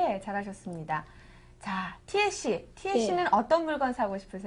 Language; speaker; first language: Korean; native; Korean